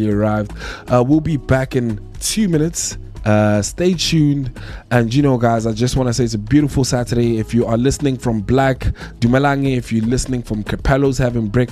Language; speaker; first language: English; non-native, local second language; Tswana